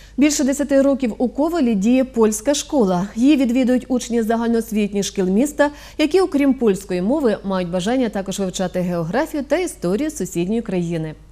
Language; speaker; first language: Ukrainian; native; Ukrainian